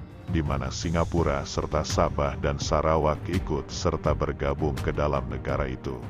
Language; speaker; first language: Indonesian; native; Indonesian